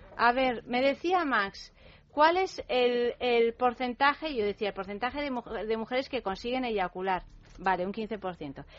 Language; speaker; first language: Spanish; native; Spanish